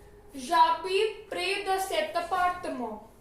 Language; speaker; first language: French; non-native, fluent; Hindi